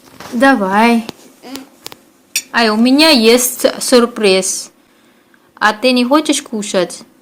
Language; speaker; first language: Russian; non-native, fluent; Filipino